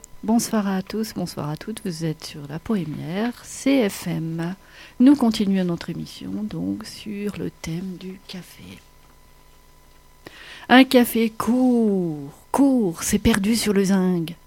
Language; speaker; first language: French; native; French